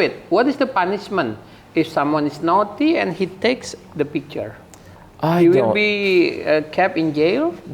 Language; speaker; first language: English; non-native, fluent; Indonesian